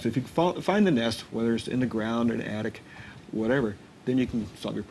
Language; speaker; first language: English; native; English